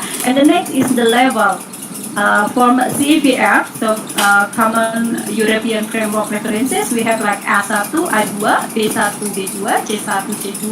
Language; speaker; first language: English; non-native, learner; Indonesian